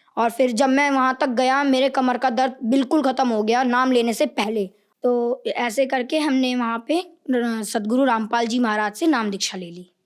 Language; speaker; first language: Hindi; native; Hindi